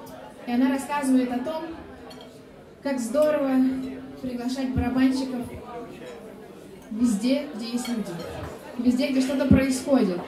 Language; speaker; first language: Russian; native; Russian